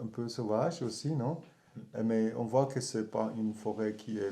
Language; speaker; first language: French; non-native, learner; German